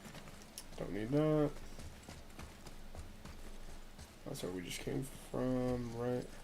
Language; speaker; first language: English; native; English